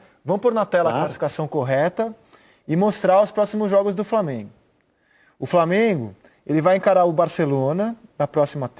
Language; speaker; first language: Portuguese; native; Portuguese